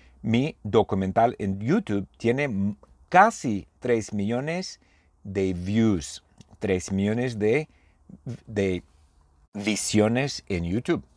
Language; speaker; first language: Spanish; non-native, fluent; English